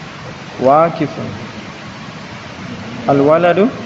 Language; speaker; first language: Arabic; non-native, fluent; Indonesian